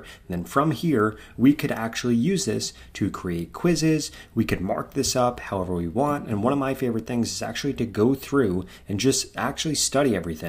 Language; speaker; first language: English; native; English